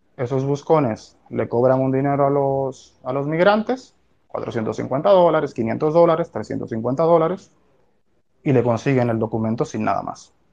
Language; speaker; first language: Spanish; native; Spanish